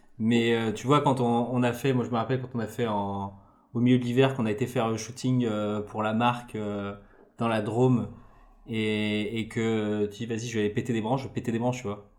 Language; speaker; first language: French; native; French